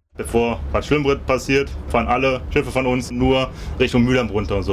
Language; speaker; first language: German; native; German